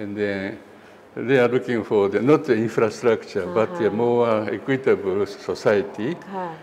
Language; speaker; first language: English; non-native, learner; Japanese